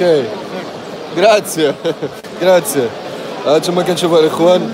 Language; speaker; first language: Italian; non-native, learner; Arabic